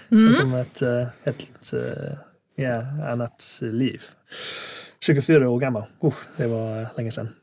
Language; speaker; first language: Swedish; non-native, fluent; English